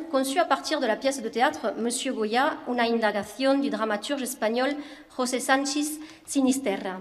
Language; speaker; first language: French; native; French